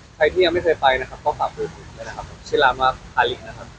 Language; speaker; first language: Thai; native; Thai